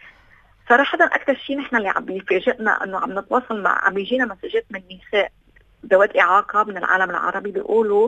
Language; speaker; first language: Arabic; native; Arabic